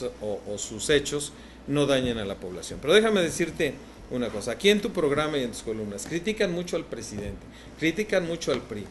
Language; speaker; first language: Spanish; native; Spanish